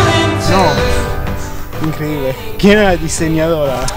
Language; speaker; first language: Spanish; non-native, fluent; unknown